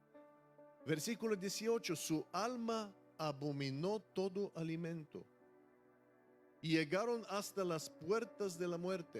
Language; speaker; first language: Spanish; non-native, fluent; Bulgarian